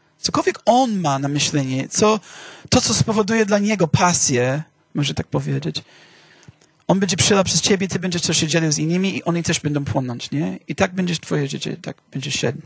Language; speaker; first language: Polish; non-native, fluent; English